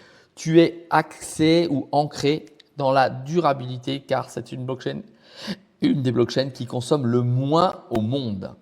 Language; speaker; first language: French; native; French